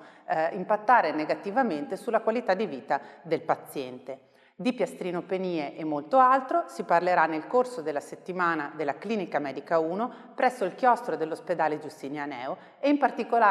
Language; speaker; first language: Italian; native; Italian